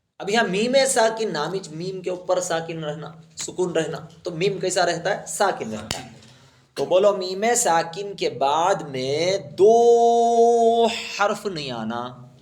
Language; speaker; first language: Urdu; native; Urdu